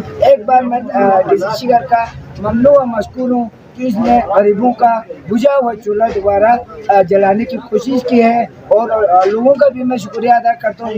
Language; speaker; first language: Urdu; non-native, local second language; Balti